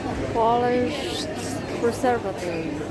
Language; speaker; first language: English; non-native, fluent; Filipino